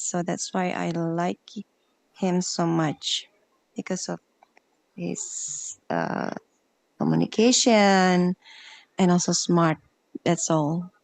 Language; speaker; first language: English; non-native, learner; Indonesian